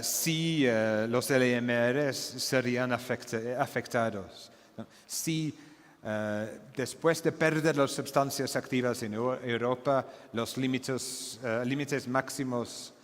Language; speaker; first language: Spanish; non-native, fluent; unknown